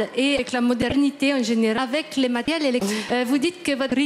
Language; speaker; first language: French; non-native, fluent; Dutch